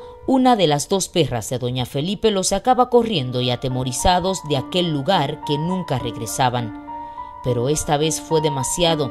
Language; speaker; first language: Spanish; native; Spanish